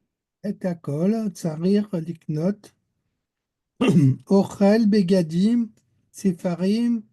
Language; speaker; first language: Hebrew; non-native, learner; French